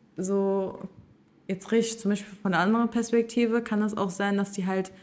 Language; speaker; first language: German; early bilingual, other home language; Turkish